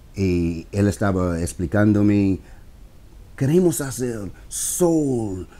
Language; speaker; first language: Spanish; non-native, learner; English